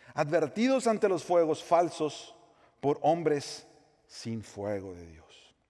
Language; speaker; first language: Spanish; native; Spanish